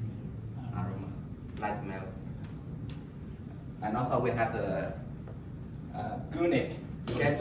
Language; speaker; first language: English; non-native, learner; Vietnamese